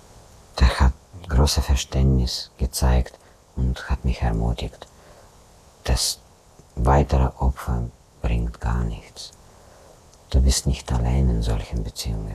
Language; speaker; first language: German; non-native, fluent; Russian